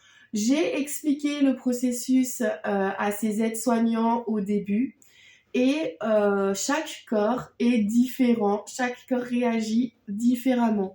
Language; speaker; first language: French; native; French